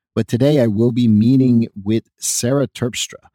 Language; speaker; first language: English; native; English